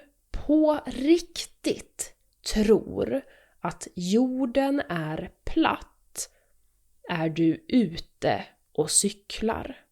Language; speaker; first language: Swedish; native; Swedish